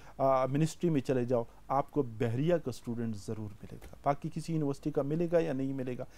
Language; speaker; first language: Urdu; non-native, local second language; Pashto